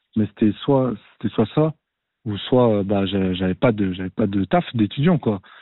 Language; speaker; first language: French; native; French